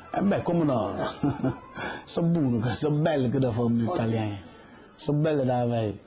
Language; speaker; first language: Italian; non-native, learner; Wolof